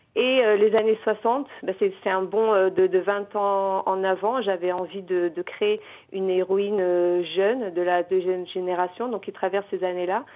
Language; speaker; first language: French; native; French